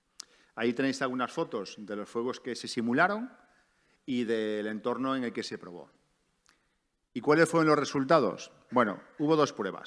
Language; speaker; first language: Spanish; native; Spanish